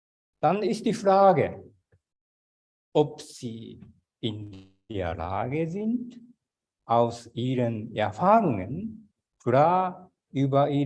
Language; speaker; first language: German; non-native, fluent; Japanese